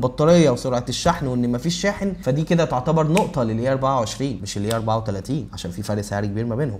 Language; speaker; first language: Arabic; native; Arabic